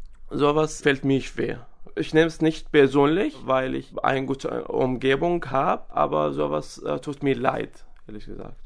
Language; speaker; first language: German; non-native, fluent; Arabic